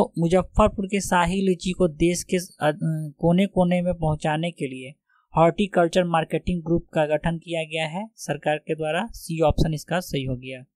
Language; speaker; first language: Hindi; native; Hindi